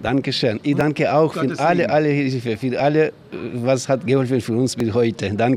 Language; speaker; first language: German; non-native, learner; Ukrainian